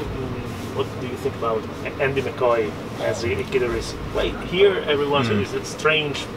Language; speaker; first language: English; non-native, fluent; Italian